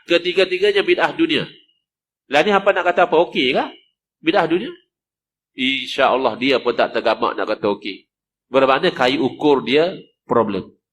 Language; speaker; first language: Malay; native; Malay